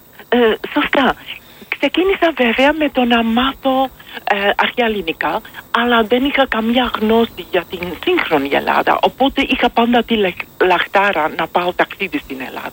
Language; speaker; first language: Greek; non-native, fluent; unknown